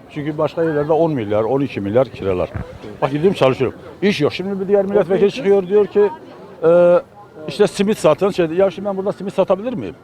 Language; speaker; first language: Turkish; native; Turkish